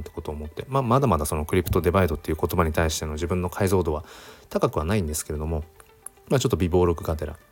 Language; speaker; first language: Japanese; native; Japanese